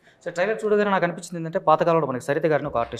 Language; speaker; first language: Telugu; native; Telugu